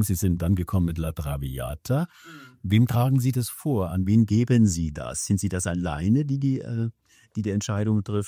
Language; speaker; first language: German; native; German